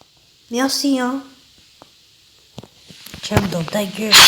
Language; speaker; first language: French; native; French